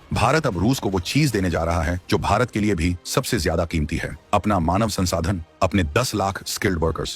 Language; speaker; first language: Hindi; native; Hindi